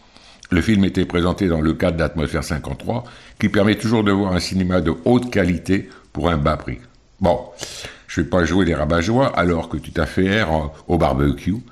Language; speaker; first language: French; native; French